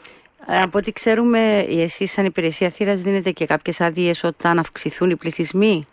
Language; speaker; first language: Greek; native; Greek